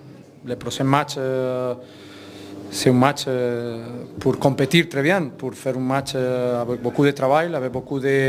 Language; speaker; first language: French; non-native, fluent; Spanish